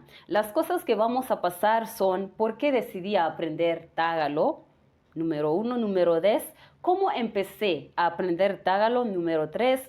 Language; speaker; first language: Spanish; non-native, fluent; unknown